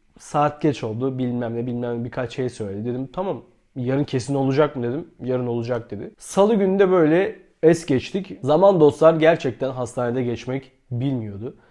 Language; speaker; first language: Turkish; native; Turkish